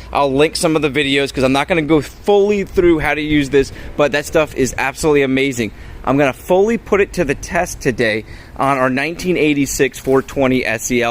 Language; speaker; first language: English; native; English